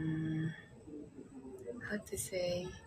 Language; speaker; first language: English; non-native, learner; Indonesian